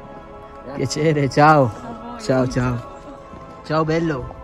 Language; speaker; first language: Italian; non-native, learner; Urdu